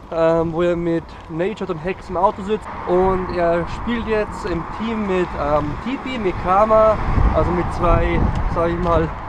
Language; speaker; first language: German; native; German